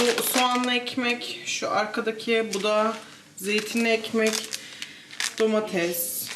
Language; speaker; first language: Turkish; early bilingual, heritage; Turkish